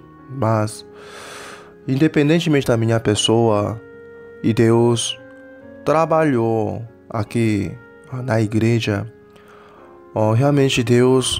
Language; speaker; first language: Portuguese; non-native, fluent; Korean